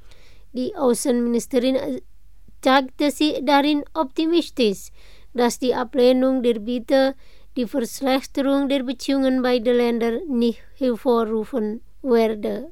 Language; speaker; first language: German; non-native, fluent; Indonesian